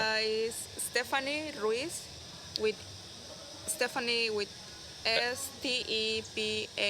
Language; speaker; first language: English; non-native, learner; Spanish